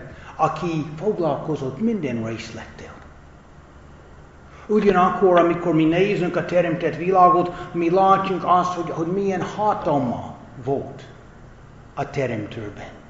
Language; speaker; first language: Hungarian; non-native, fluent; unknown